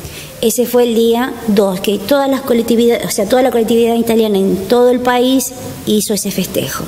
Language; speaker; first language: Spanish; native; Spanish